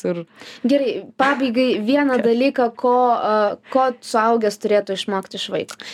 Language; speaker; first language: Lithuanian; native; Lithuanian